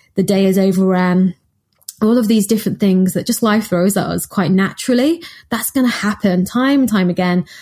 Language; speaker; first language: English; native; English